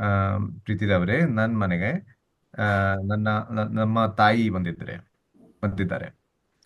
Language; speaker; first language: Kannada; non-native, learner; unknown